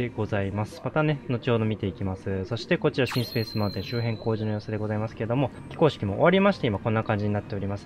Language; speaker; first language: Japanese; native; Japanese